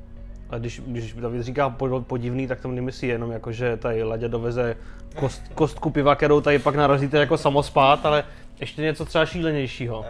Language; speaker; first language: Czech; native; Czech